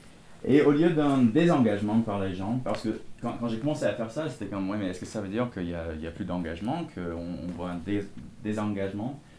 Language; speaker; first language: French; non-native, fluent; English